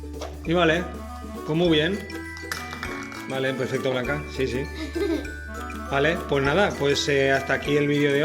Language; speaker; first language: Spanish; native; Spanish